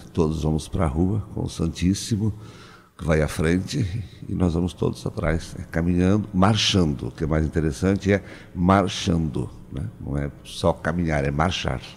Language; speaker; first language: Portuguese; native; Portuguese